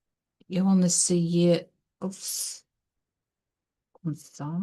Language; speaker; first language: French; non-native, learner; Russian